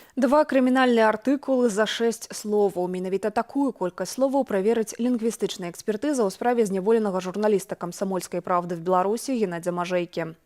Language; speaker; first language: Belarusian; native; Belarusian